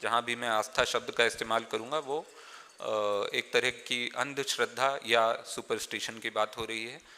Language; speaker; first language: Hindi; native; Hindi